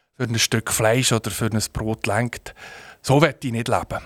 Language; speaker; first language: German; native; German